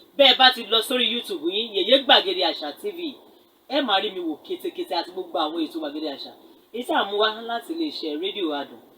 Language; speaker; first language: Yoruba; native; Yoruba